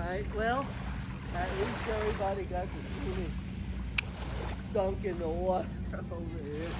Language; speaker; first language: English; native; English